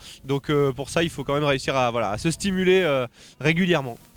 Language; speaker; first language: French; native; French